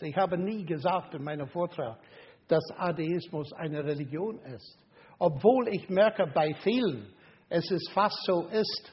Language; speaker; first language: German; non-native, fluent; English